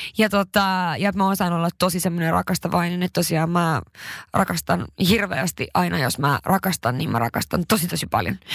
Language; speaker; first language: Finnish; early bilingual, heritage; Finnish